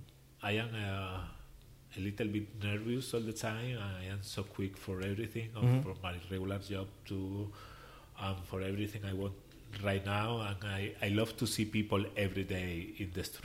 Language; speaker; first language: English; non-native, learner; Spanish